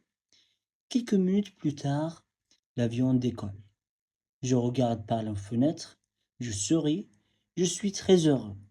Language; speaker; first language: French; non-native, fluent; Arabic